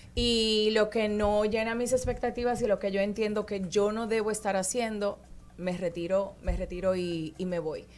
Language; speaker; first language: Spanish; native; Spanish